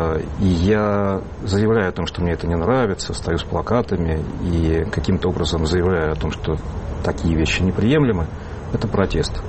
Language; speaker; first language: Russian; native; Russian